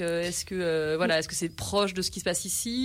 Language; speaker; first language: French; native; French